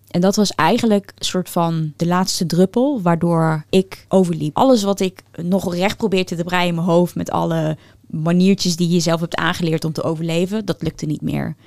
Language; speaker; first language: Dutch; early bilingual, other home language; Turkish